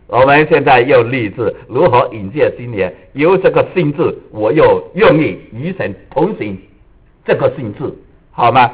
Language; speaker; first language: Chinese; native; Chinese